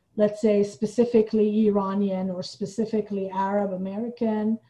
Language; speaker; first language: English; non-native, fluent; Persian